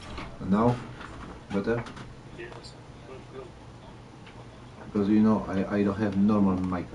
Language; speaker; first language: English; non-native, learner; Polish